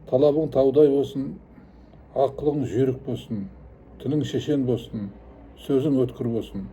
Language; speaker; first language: Kazakh; native; Kazakh